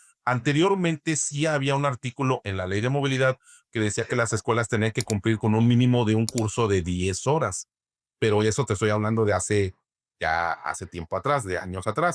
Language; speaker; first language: Spanish; native; Spanish